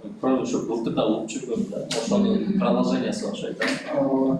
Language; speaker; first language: Russian; non-native, local second language; Kyrgyz